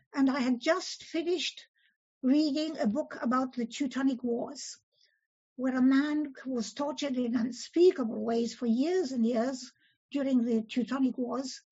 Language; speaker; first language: English; early bilingual, other home language; Polish